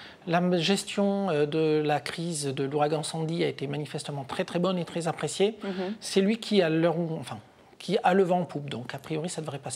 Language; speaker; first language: French; native; French